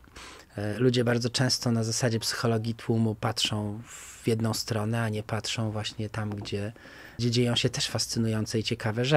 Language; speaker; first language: Polish; native; Polish